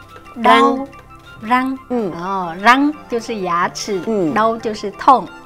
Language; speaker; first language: Chinese; non-native, local second language; Vietnamese